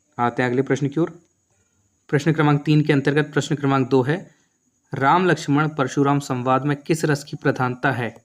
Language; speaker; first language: Hindi; native; Hindi